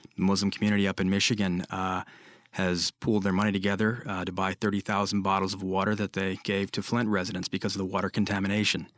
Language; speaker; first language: English; native; English